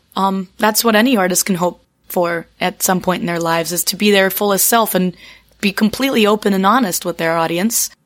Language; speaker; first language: English; native; English